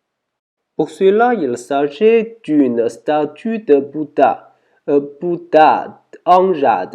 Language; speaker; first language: French; non-native, learner; Chinese